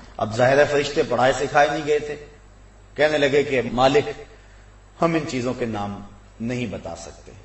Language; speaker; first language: Urdu; non-native, local second language; Punjabi